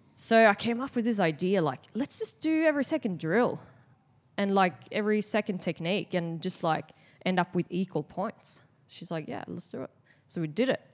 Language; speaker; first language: English; non-native, fluent; Swedish